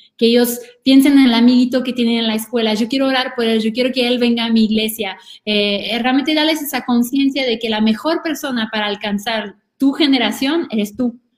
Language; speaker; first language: Spanish; non-native, fluent; French